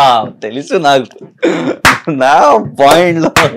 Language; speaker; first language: Telugu; non-native, local second language; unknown